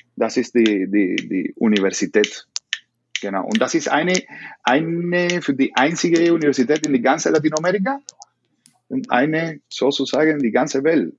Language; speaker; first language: German; non-native, learner; Spanish